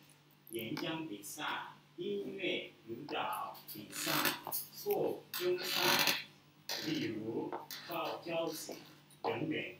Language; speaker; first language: Chinese; non-native, learner; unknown